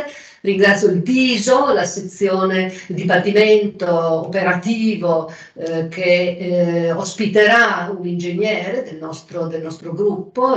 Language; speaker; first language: Italian; native; Italian